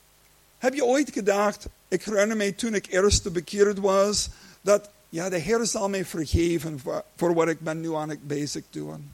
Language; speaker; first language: Dutch; non-native, learner; English